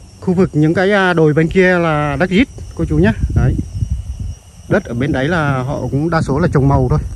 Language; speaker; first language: Vietnamese; non-native, local second language; Tày